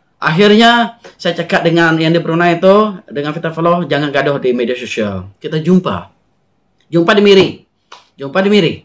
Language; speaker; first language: Malay; non-native, local second language; Iban